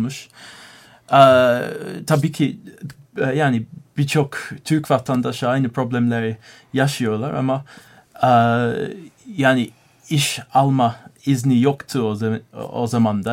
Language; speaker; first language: Turkish; non-native, learner; English